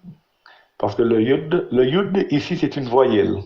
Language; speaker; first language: French; non-native, learner; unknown